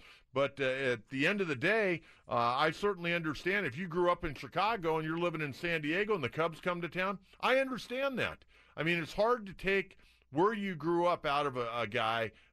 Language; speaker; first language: English; native; English